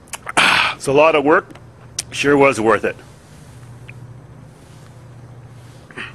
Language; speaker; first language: English; native; English